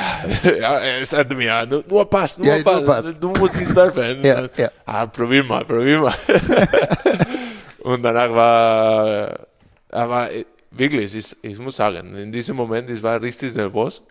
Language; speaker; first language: German; non-native, learner; Spanish